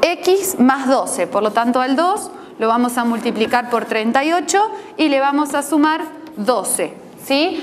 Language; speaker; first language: Spanish; native; Spanish